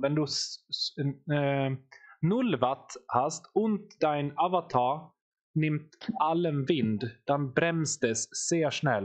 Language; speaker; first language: German; non-native, fluent; Swedish